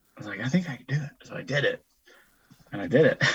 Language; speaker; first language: English; native; English